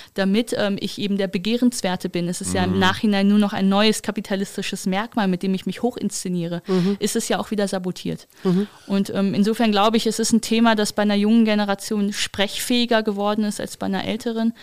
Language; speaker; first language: German; native; German